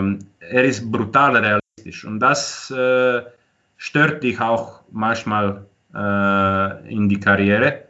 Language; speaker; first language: German; non-native, fluent; Croatian